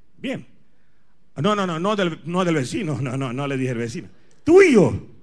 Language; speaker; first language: Spanish; non-native, fluent; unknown